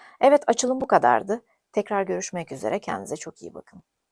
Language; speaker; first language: Turkish; native; Turkish